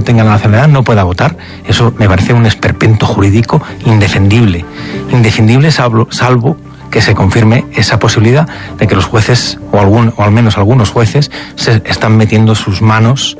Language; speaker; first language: Spanish; native; Spanish